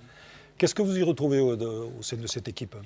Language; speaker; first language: French; native; French